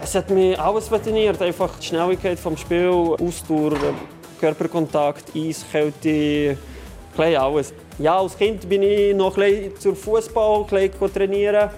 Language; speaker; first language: German; non-native, fluent; Lithuanian